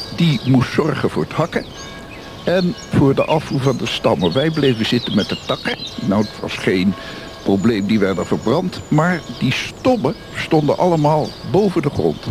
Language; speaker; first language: Dutch; native; Dutch